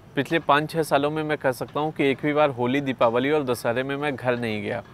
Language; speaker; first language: Hindi; native; Hindi